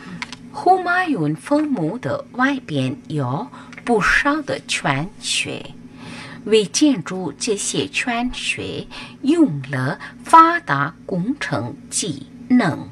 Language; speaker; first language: Chinese; non-native, fluent; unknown